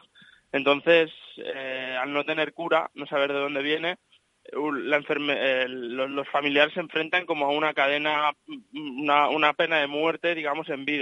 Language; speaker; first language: Spanish; native; Spanish